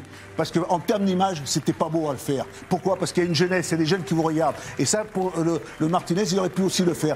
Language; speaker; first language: French; native; French